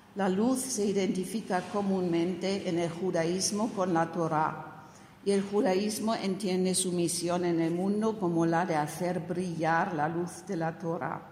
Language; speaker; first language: Spanish; non-native, fluent; German